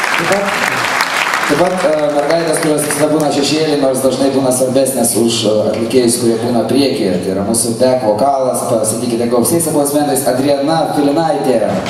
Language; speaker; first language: Lithuanian; native; Lithuanian